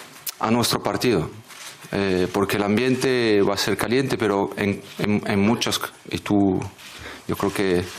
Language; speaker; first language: Spanish; non-native, fluent; French